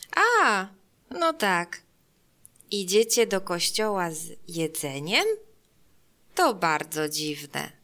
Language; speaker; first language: Polish; non-native, fluent; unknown